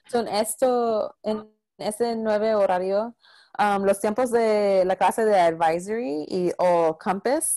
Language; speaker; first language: Spanish; non-native, local second language; English